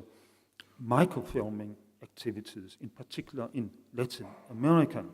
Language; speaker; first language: English; non-native, fluent; Danish